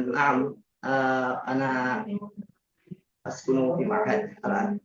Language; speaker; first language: Arabic; non-native, learner; Indonesian